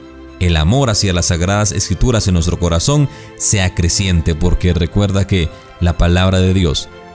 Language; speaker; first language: Spanish; native; Spanish